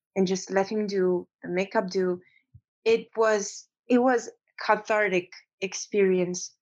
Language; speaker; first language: English; non-native, fluent; Romanian